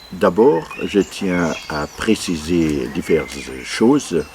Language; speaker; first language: French; non-native, local second language; Luxembourgish